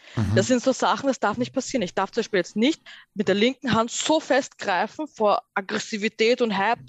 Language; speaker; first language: German; early bilingual, other home language; Persian